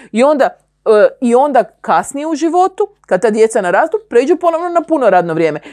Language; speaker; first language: Croatian; native; Croatian